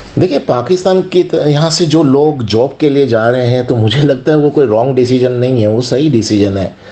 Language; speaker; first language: Urdu; non-native, local second language; Sindhi